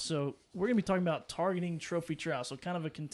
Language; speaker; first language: English; native; English